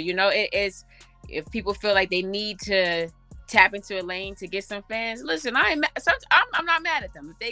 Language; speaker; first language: English; early bilingual, other home language; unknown